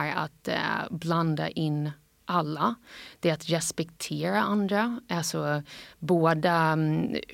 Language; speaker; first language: Swedish; non-native, fluent; English